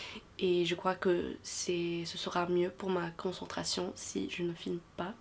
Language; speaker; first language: French; non-native, fluent; English